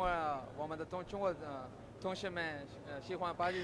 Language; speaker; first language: Chinese; non-native, learner; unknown